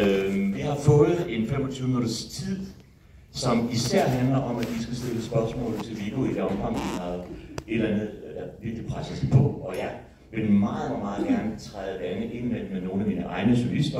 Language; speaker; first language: Danish; native; Danish